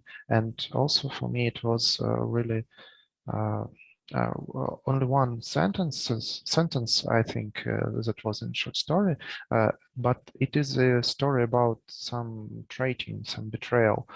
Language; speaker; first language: English; non-native, learner; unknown